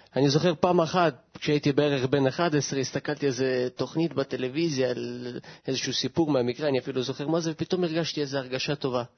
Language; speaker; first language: Hebrew; early bilingual, other home language; Russian